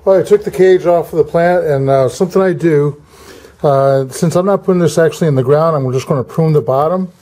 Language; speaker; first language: English; native; English